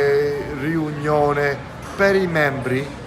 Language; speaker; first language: Italian; early bilingual, heritage; English